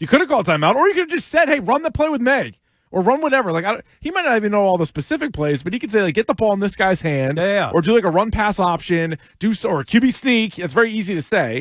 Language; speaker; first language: English; native; English